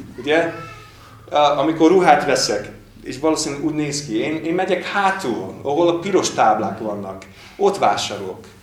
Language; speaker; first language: Hungarian; non-native, fluent; English